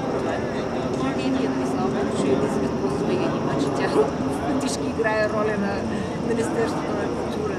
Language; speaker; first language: Bulgarian; non-native, fluent; English